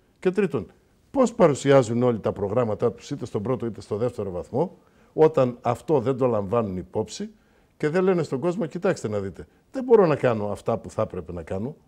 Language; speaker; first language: Greek; native; Greek